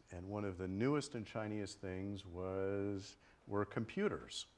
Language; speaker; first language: English; native; English